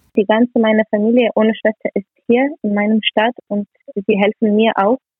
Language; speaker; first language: German; non-native, learner; Ukrainian